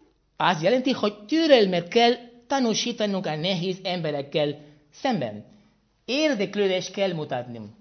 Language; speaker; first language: Hungarian; non-native, fluent; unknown